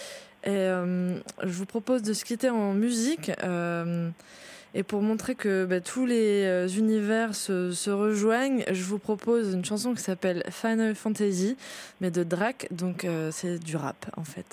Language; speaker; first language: French; native; French